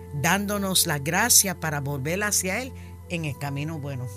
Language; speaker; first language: Spanish; early bilingual, heritage; Spanish